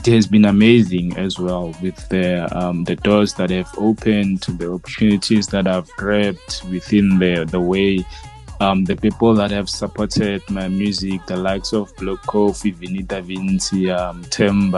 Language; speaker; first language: English; non-native, local second language; Northern Sotho